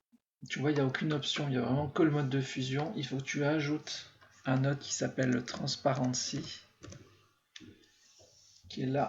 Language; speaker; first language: French; native; French